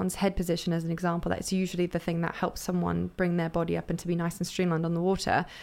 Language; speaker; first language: English; native; English